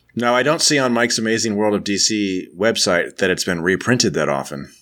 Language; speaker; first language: English; native; English